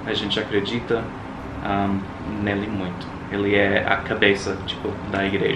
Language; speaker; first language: Portuguese; non-native, fluent; English